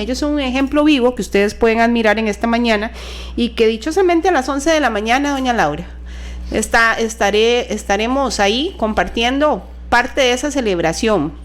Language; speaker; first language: Spanish; native; Spanish